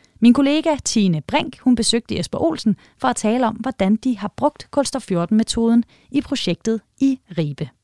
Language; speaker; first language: Danish; native; Danish